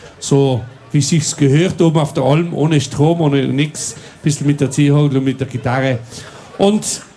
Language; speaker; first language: German; non-native, local second language; Ladin